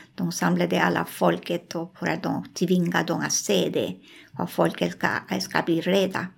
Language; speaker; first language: Swedish; non-native, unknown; Spanish